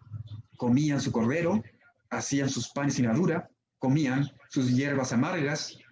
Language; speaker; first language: Spanish; native; Spanish